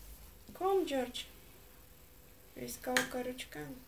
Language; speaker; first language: Swedish; non-native, learner; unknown